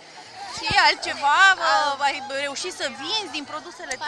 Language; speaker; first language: Romanian; native; Romanian